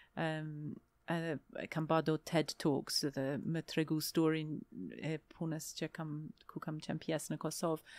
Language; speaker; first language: Albanian; non-native, fluent; English